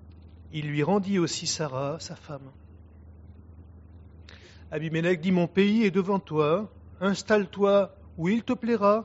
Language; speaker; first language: French; native; French